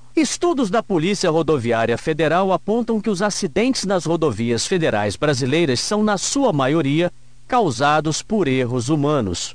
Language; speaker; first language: Portuguese; native; Portuguese